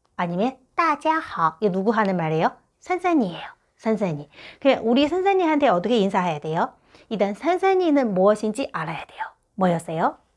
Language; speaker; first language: Korean; non-native, fluent; Chinese